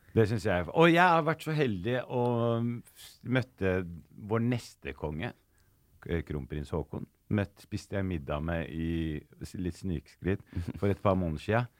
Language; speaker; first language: Norwegian; early bilingual, other home language; Arabic